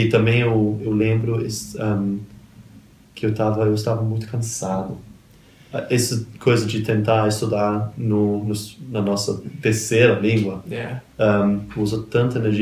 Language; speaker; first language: Portuguese; early bilingual, other home language; Danish